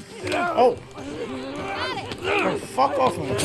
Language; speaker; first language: English; native; English